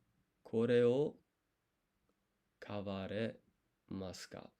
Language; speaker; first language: Japanese; non-native, learner; English